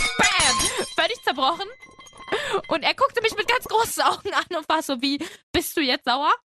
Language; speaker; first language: German; early bilingual, other home language; Spanish